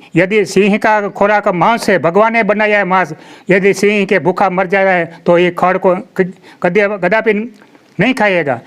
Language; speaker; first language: Hindi; non-native, local second language; Gujarati